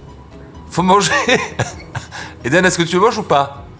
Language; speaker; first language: French; native; French